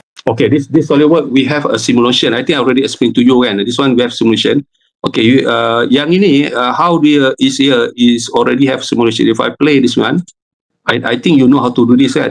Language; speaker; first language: English; non-native, local second language; Malay